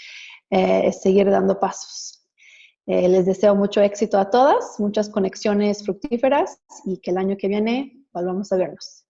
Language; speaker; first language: Spanish; non-native, fluent; English